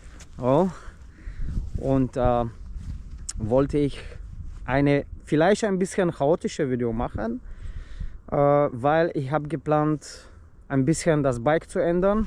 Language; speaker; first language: German; non-native, learner; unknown